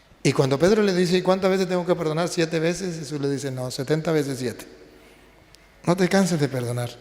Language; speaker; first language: Spanish; native; Spanish